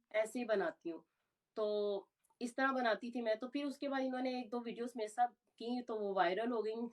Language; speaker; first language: Urdu; native; Urdu